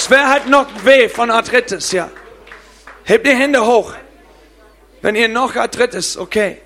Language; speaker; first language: German; non-native, learner; English